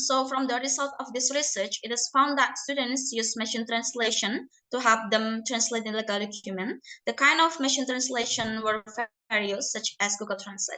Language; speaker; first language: English; non-native, learner; Indonesian